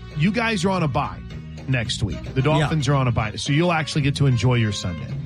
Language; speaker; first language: English; native; English